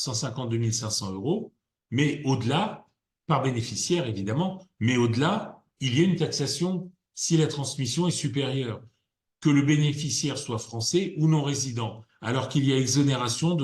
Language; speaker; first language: French; native; French